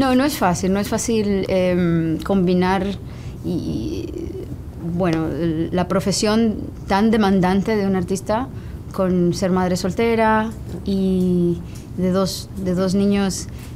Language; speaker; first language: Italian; non-native, learner; Spanish